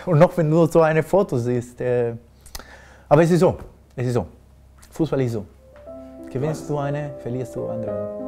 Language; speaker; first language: German; non-native, fluent; Spanish